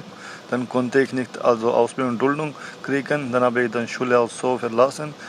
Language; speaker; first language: German; non-native, learner; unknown